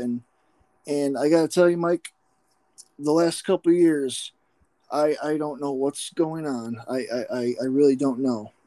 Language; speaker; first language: English; native; English